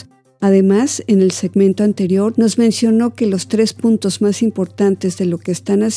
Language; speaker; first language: Spanish; native; Spanish